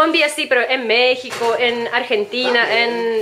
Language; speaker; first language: Spanish; non-native, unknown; Russian